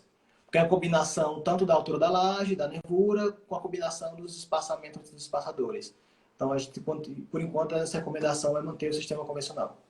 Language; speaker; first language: Portuguese; native; Portuguese